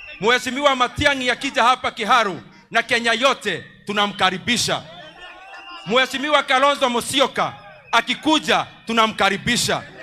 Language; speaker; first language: Swahili; non-native, local second language; Kikuyu